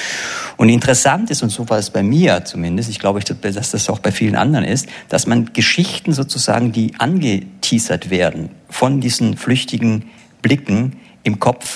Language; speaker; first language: German; native; German